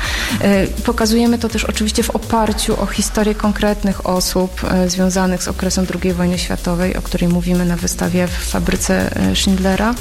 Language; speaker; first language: Polish; native; Polish